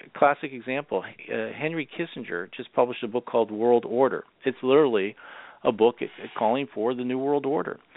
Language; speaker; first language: English; native; English